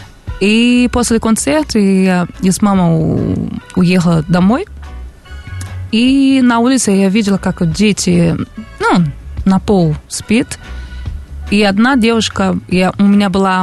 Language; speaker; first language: Russian; non-native, learner; Portuguese